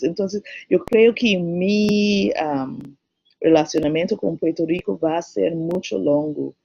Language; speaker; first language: Spanish; non-native, learner; English